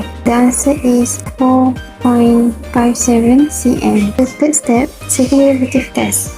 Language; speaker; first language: English; non-native, local second language; Malay